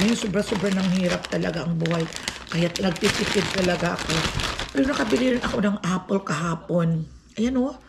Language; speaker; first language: Filipino; non-native, local second language; Aklanon